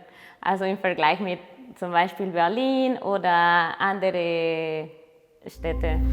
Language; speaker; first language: German; non-native, learner; Spanish